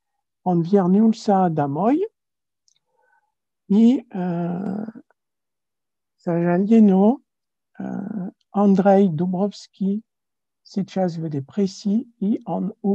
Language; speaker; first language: Russian; non-native, learner; French